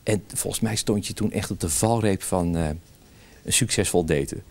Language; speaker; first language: Dutch; native; Dutch